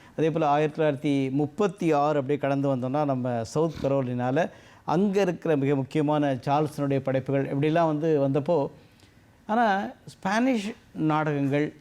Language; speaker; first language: Tamil; native; Tamil